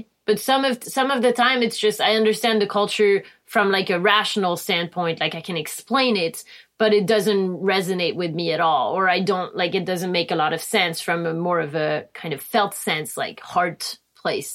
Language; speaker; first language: English; non-native, fluent; French